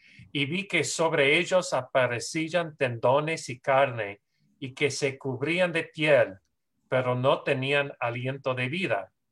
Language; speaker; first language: Spanish; non-native, fluent; English